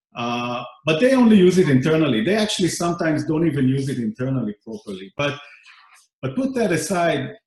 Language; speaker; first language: English; non-native, fluent; Hebrew